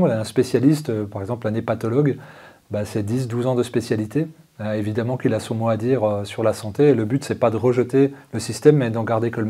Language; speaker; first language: French; native; French